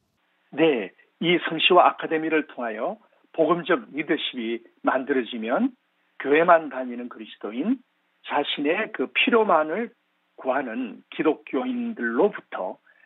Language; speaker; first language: Korean; native; Korean